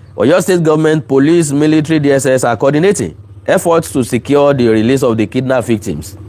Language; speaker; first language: English; non-native, local second language; Yoruba